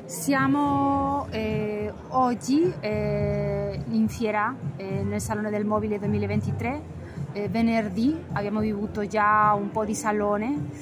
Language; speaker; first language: Italian; non-native, fluent; Spanish